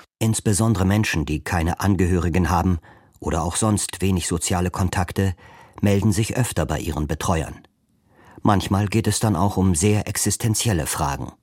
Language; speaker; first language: German; native; German